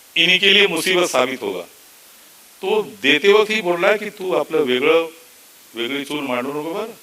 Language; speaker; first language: Hindi; non-native, local second language; Marathi